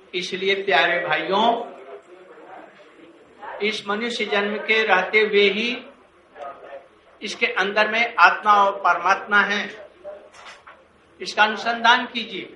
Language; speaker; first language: Hindi; native; Hindi